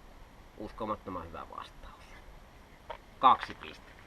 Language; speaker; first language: Finnish; native; Finnish